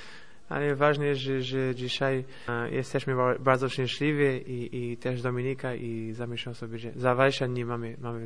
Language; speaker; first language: Polish; non-native, fluent; Portuguese